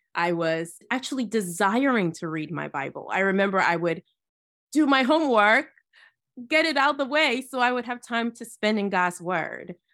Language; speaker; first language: English; early bilingual, other home language; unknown